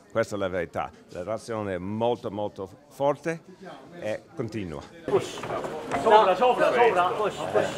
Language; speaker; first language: Italian; non-native, learner; English